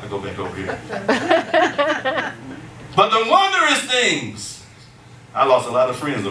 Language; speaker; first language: English; native; English